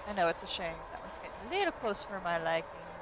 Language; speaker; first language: English; native; English